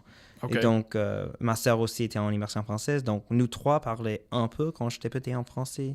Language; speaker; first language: French; non-native, local second language; English